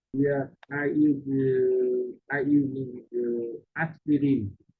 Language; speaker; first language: English; non-native, learner; Vietnamese